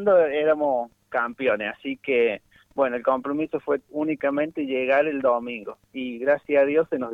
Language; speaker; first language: Spanish; native; Spanish